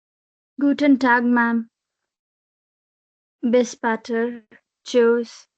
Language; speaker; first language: German; non-native, learner; Kannada